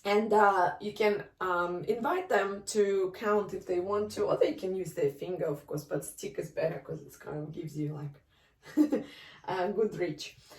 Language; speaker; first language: English; non-native, fluent; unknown